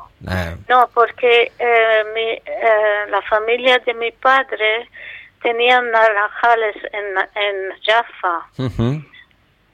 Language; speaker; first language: Spanish; non-native, fluent; Arabic